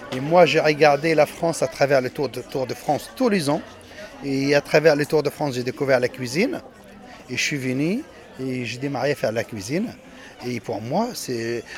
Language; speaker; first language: French; non-native, local second language; Arabic